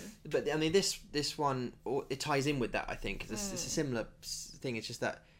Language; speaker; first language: English; native; English